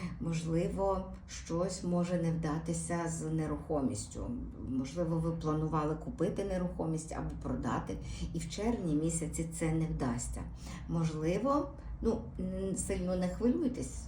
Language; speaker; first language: Ukrainian; native; Ukrainian